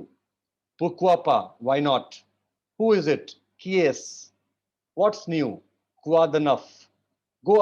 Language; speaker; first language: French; non-native, learner; Hindi